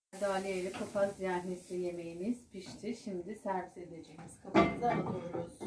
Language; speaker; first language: Turkish; native; Turkish